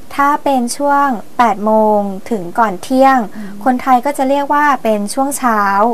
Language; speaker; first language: Thai; native; Thai